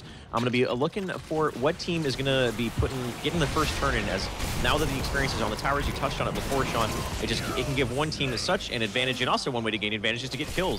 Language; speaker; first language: English; native; English